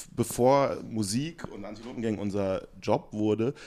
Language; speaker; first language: German; native; German